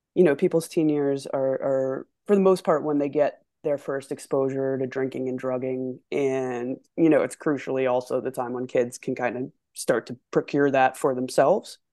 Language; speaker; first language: English; native; English